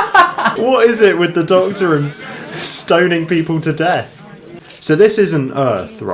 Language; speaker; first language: English; native; English